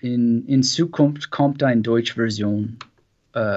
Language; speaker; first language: German; non-native, learner; English